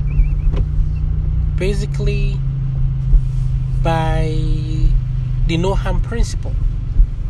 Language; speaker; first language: English; non-native, local second language; Hausa